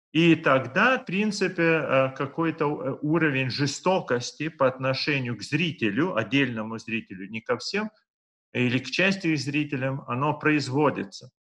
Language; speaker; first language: Russian; non-native, local second language; Lithuanian